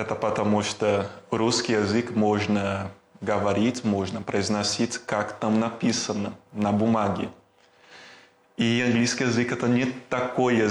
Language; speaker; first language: Russian; non-native, learner; Portuguese